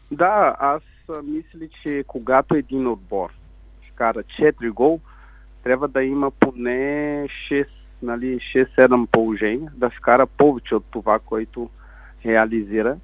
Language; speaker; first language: Bulgarian; non-native, learner; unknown